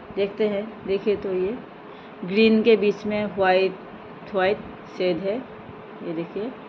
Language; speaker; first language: Hindi; non-native, local second language; Assamese